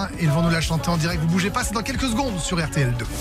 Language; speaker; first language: French; native; French